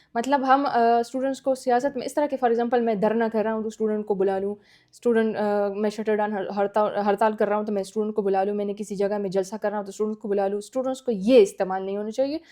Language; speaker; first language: Urdu; non-native, local second language; Pashto